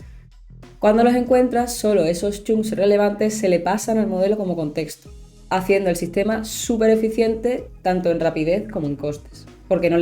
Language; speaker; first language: Spanish; native; Spanish